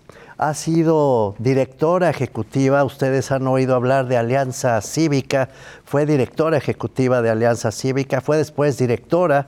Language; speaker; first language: Spanish; native; Spanish